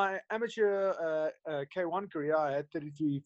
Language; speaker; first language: English; non-native, local second language; Afrikaans